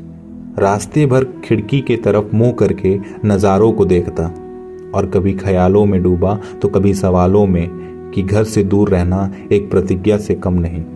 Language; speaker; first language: Hindi; native; Hindi